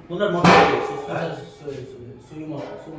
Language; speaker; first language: Turkish; non-native, learner; Bangla